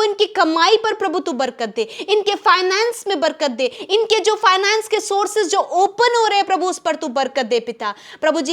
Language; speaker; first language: Hindi; native; Hindi